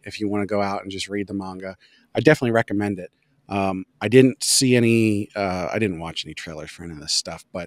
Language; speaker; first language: English; native; English